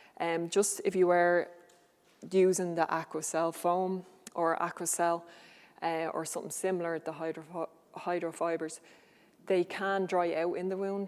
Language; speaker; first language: English; native; English